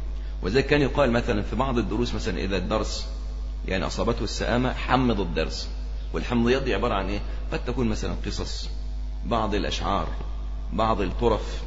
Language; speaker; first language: Arabic; native; Arabic